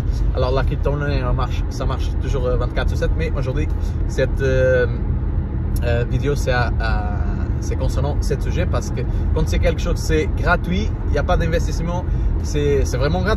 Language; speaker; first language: French; non-native, learner; Portuguese